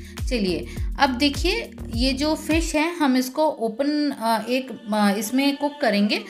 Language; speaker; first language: Hindi; non-native, local second language; Bangla